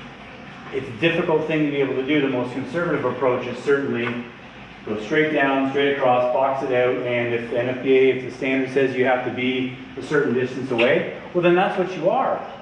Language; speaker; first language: English; native; English